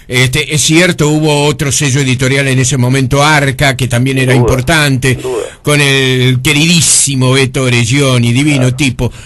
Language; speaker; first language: Spanish; native; Spanish